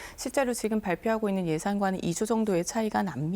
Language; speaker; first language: Korean; native; Korean